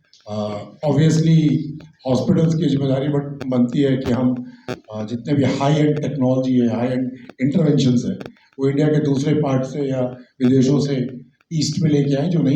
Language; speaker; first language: Hindi; native; Hindi